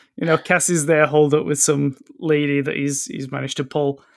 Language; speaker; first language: English; native; English